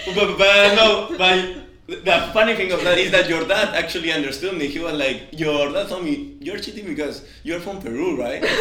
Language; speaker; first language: English; non-native, fluent; Spanish